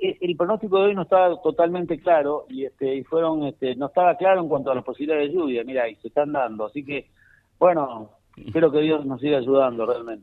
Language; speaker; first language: Spanish; native; Spanish